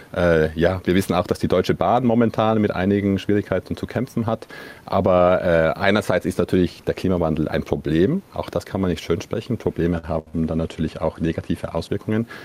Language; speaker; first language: German; native; German